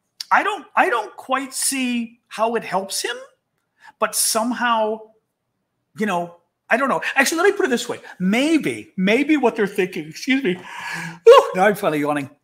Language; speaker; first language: English; native; English